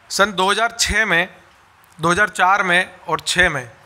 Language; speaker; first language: Hindi; native; Hindi